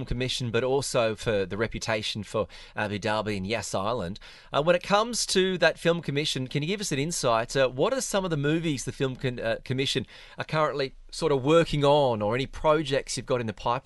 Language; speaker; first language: English; native; English